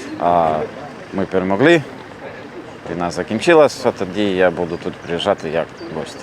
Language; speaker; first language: Ukrainian; non-native, learner; Lithuanian